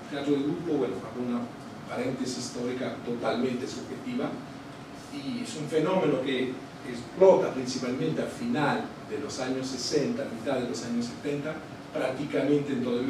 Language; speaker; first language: Spanish; non-native, fluent; Italian